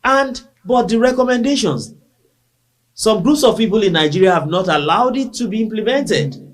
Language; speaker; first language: English; non-native, local second language; Yoruba